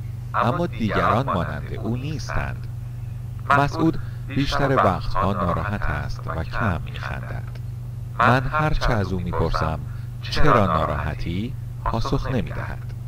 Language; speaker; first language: Persian; non-native, fluent; Urdu